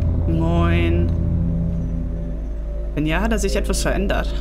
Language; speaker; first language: German; native; German